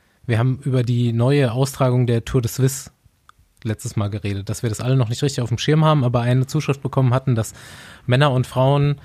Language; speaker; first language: German; native; German